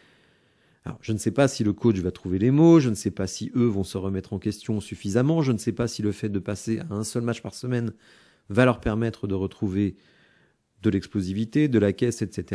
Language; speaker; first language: French; native; French